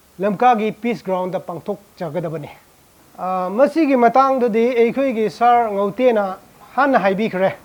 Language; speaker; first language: Manipuri; non-native, local second language; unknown